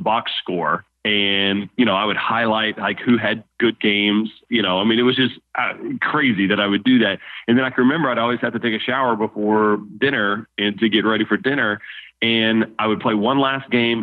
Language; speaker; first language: English; native; English